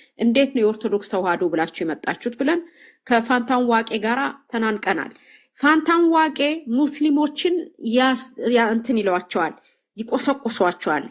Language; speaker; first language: Amharic; native; Amharic